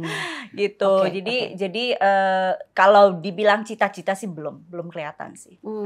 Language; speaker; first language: Indonesian; native; Indonesian